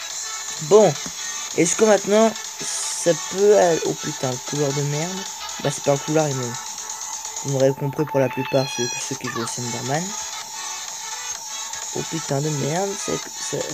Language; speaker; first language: French; native; French